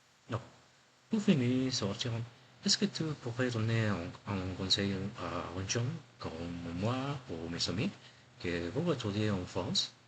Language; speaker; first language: French; non-native, learner; Spanish